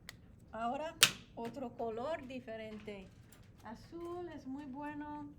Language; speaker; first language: Spanish; non-native, fluent; English